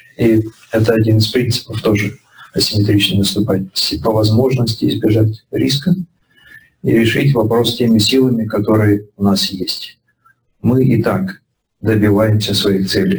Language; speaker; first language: Russian; native; Russian